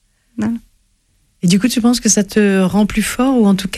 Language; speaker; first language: French; native; French